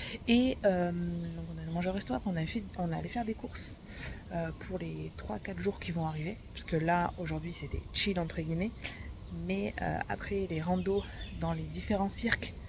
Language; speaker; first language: French; native; French